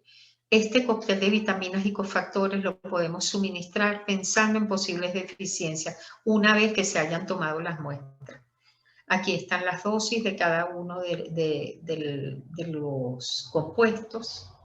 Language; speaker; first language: Spanish; native; Spanish